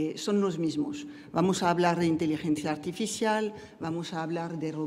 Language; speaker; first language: Spanish; non-native, fluent; French